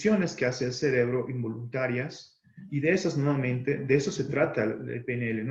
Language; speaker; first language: Spanish; native; Spanish